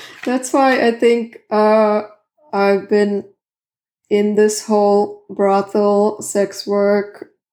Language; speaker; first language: English; non-native, fluent; Swedish